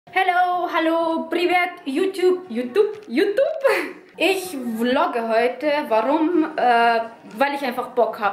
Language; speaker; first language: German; early bilingual, other home language; Russian